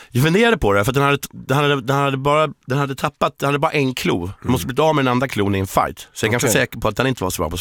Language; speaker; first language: Swedish; native; Swedish